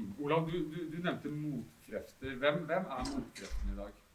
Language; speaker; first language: Norwegian; native; Norwegian